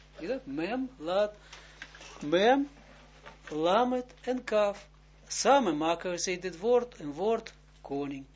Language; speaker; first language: Dutch; non-native, fluent; Hebrew